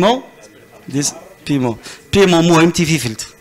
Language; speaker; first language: French; non-native, local second language; Arabic